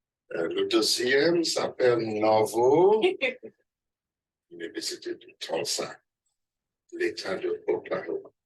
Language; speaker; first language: French; non-native, learner; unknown